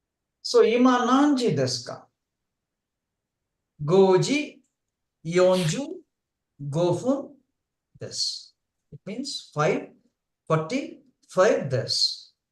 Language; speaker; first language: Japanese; non-native, fluent; Tamil